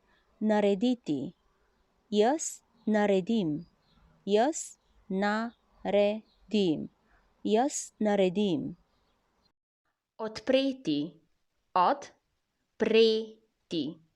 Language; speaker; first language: Slovenian; non-native, learner; Chinese